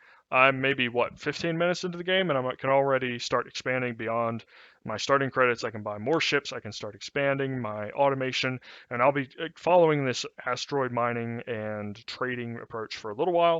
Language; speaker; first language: English; native; English